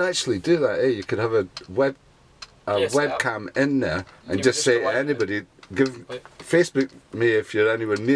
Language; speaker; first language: English; native; English